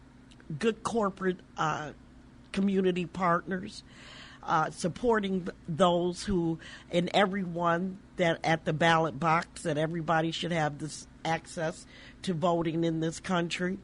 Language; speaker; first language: English; native; English